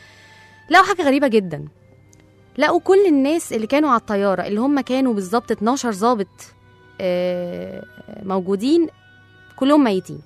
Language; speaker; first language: Arabic; native; Arabic